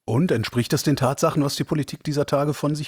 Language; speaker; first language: German; native; German